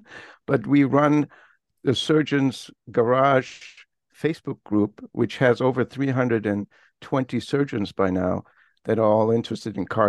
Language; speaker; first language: English; non-native, fluent; German